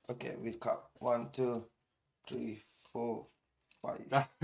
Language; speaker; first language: English; non-native, learner; Thai